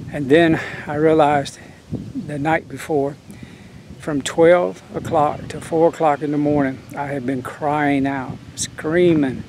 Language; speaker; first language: English; native; English